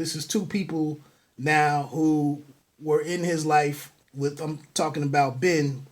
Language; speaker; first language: English; native; English